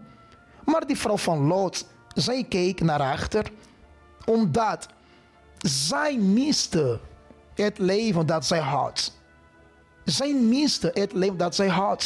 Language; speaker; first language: Dutch; non-native, fluent; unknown